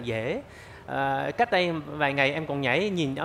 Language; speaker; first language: Vietnamese; native; Vietnamese